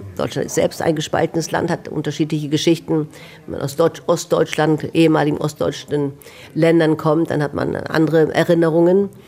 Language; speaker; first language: German; native; German